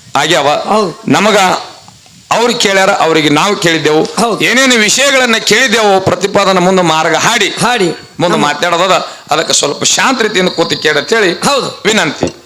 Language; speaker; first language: Kannada; native; Kannada